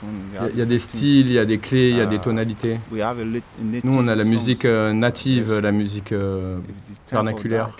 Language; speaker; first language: French; non-native, learner; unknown